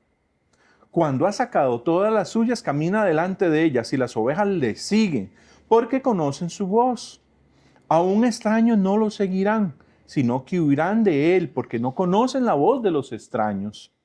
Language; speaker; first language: Spanish; native; Spanish